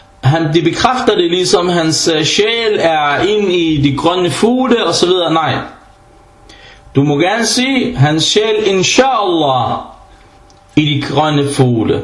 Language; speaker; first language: Danish; early bilingual, other home language; Arabic